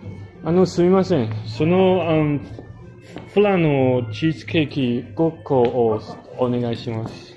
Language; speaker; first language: Japanese; non-native, learner; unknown